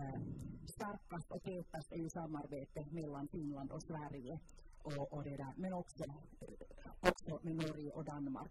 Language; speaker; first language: Swedish; non-native, local second language; Finnish